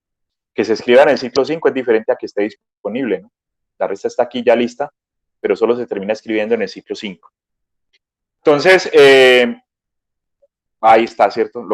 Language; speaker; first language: Spanish; native; Spanish